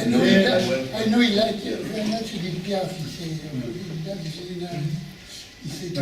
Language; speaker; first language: English; non-native, learner; French